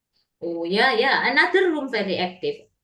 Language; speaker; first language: English; non-native, learner; Indonesian